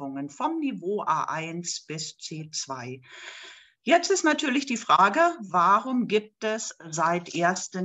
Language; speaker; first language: German; native; German